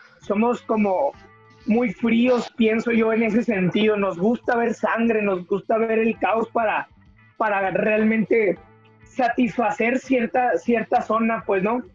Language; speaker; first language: Spanish; native; Spanish